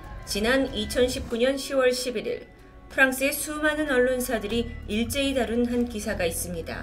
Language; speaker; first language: Korean; native; Korean